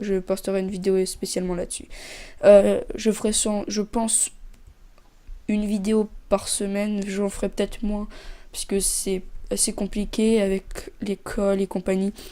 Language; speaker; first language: French; native; French